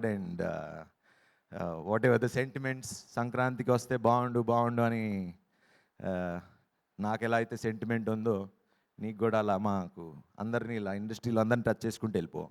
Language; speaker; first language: Telugu; native; Telugu